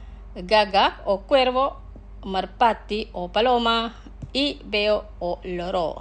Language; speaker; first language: Spanish; non-native, fluent; Indonesian